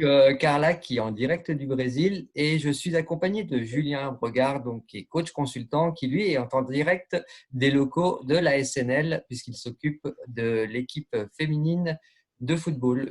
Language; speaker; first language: French; native; French